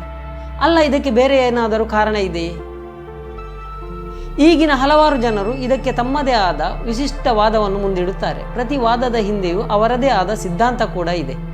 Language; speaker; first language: Kannada; native; Kannada